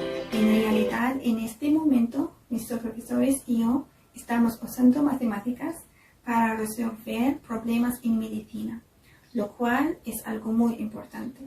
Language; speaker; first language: Spanish; non-native, fluent; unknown